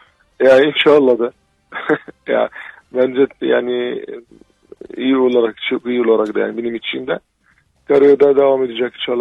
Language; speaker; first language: Turkish; non-native, learner; Arabic